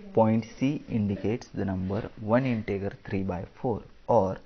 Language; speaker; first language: English; non-native, local second language; Marathi